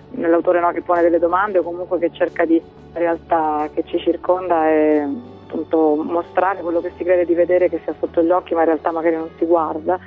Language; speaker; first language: Italian; early bilingual, other home language; Finnish